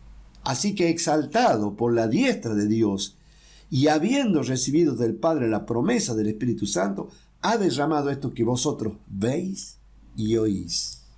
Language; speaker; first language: Spanish; native; Spanish